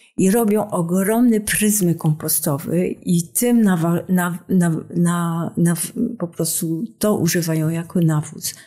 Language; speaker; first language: Polish; non-native, fluent; French